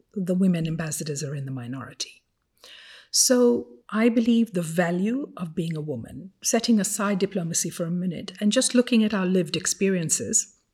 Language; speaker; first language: English; non-native, fluent; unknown